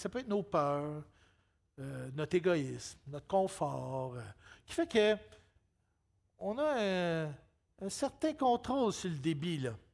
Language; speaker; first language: French; native; French